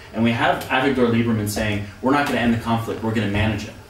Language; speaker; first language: English; native; English